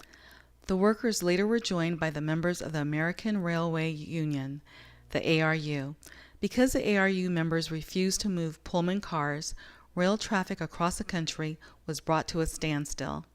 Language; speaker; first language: English; native; English